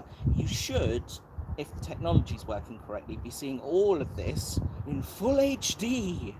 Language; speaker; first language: English; native; English